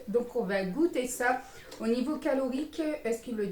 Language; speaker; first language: French; native; French